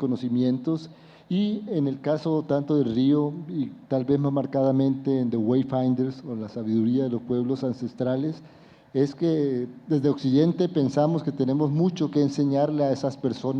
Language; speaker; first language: Spanish; native; Spanish